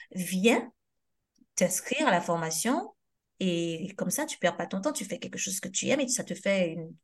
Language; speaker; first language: French; non-native, local second language; Haitian Creole